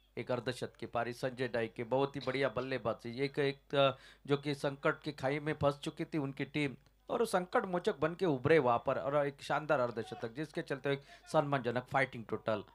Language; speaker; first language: Hindi; non-native, local second language; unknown